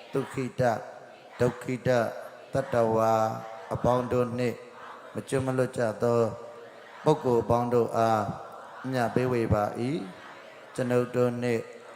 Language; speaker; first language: Burmese; native; Burmese